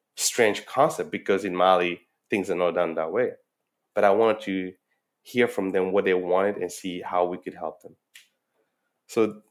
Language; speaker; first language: English; non-native, fluent; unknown